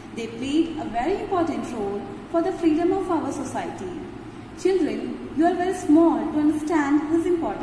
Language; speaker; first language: English; non-native, local second language; Hindi